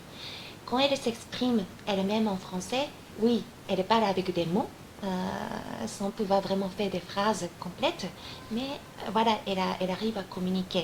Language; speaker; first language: French; non-native, fluent; Japanese